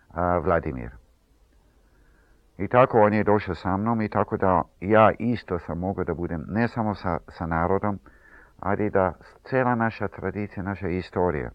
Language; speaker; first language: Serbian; early bilingual, heritage; Serbian